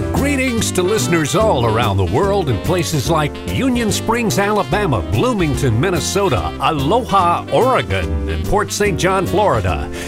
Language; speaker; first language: English; native; English